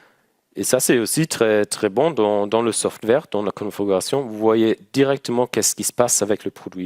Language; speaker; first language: French; non-native, learner; German